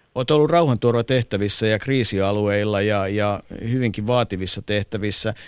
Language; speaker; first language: Finnish; native; Finnish